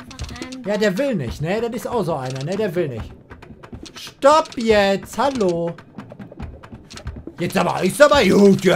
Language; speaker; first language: German; native; German